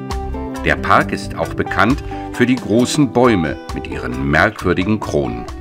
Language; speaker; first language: German; native; German